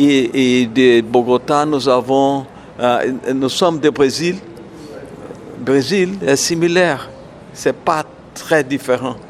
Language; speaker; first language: French; non-native, learner; Portuguese